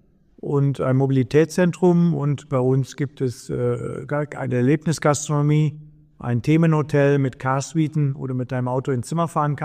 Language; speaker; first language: German; native; German